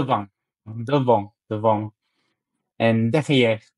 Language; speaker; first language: French; non-native, learner; Chinese